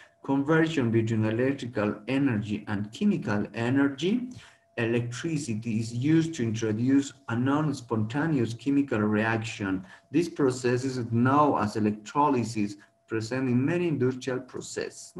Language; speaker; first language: English; non-native, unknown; Spanish